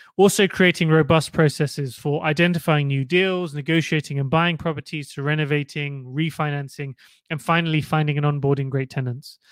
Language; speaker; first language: English; native; English